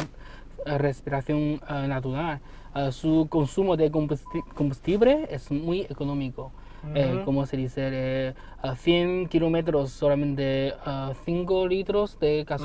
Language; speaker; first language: Spanish; non-native, learner; Chinese